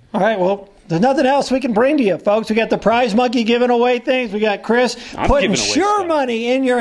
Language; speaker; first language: English; native; English